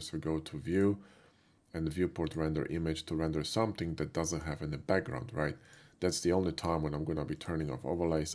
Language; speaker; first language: English; non-native, fluent; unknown